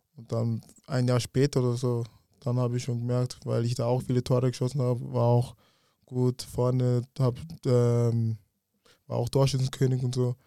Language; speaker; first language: German; early bilingual, other home language; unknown